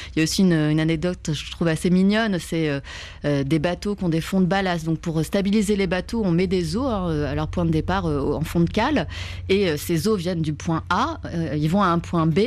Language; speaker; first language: French; native; French